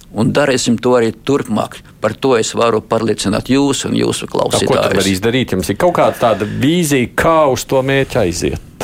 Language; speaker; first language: Latvian; non-native, local second language; Russian